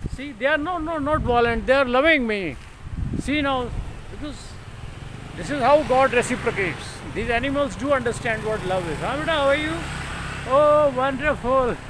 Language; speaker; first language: English; non-native, local second language; Punjabi